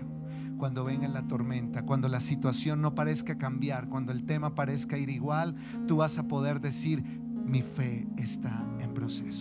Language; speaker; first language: Spanish; native; Spanish